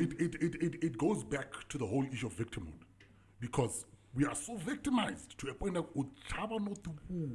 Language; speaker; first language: English; non-native, local second language; Tsonga